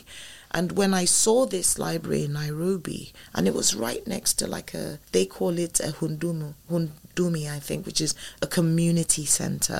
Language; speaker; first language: English; non-native, local second language; Yoruba